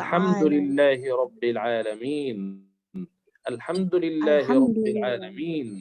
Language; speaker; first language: Arabic; native; Arabic